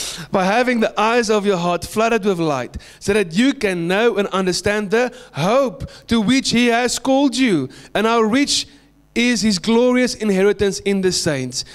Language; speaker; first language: English; non-native, local second language; Afrikaans